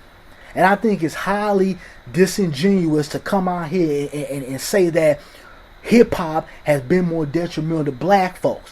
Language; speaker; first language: English; native; English